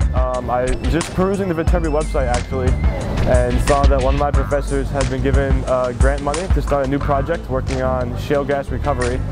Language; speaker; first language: English; native; English